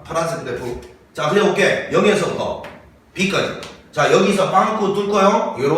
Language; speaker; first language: Korean; native; Korean